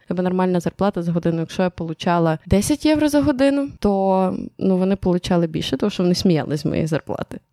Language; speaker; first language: Ukrainian; native; Ukrainian